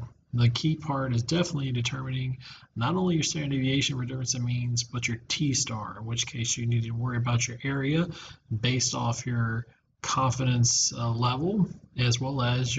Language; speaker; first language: English; native; English